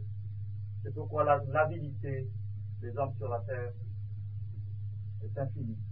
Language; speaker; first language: French; non-native, fluent; Vietnamese